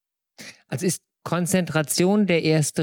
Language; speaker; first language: German; native; German